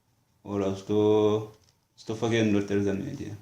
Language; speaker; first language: Italian; non-native, learner; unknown